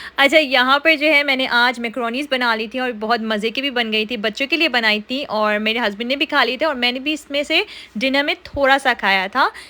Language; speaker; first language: Urdu; native; Urdu